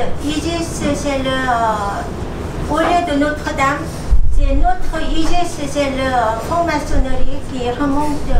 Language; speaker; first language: French; non-native, fluent; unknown